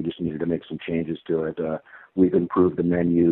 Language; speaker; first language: English; native; English